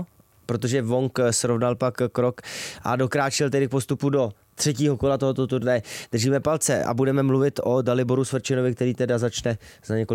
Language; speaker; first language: Czech; native; Czech